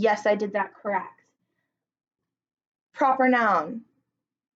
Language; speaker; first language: English; native; English